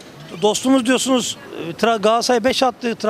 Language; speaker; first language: Turkish; native; Turkish